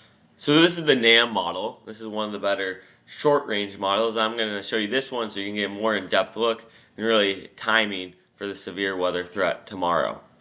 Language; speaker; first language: English; native; English